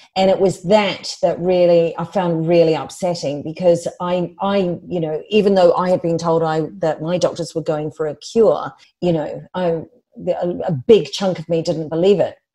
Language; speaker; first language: English; native; English